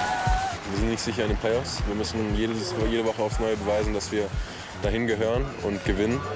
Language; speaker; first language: German; native; German